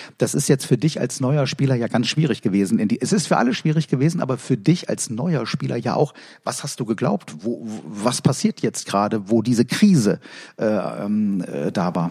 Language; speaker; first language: German; native; German